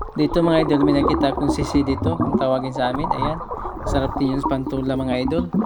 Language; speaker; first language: Filipino; non-native, local second language; Cebuano